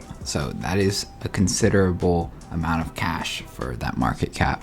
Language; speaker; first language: English; native; English